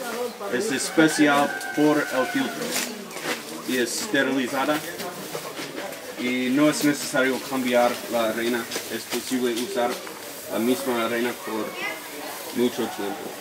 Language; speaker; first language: Spanish; non-native, learner; English